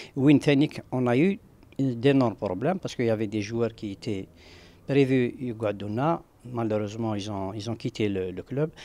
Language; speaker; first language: French; non-native, local second language; Arabic